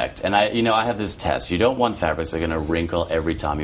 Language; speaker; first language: English; native; English